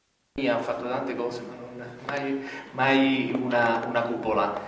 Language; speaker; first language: Italian; native; Italian